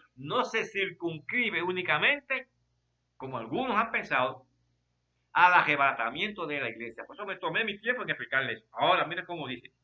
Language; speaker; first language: Spanish; native; Spanish